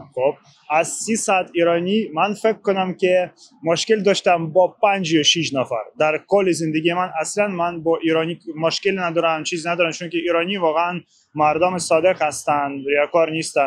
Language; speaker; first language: Persian; non-native, learner; Ukrainian